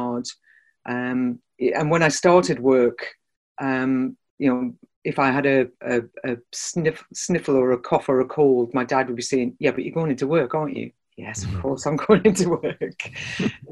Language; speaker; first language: English; native; English